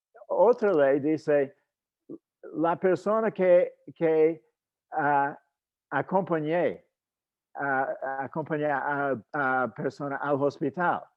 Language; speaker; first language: Spanish; non-native, fluent; English